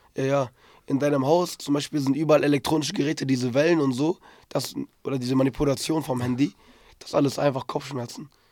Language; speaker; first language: German; early bilingual, other home language; Turkish